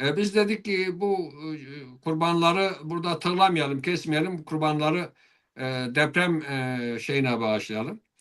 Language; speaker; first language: Turkish; non-native, local second language; Zaza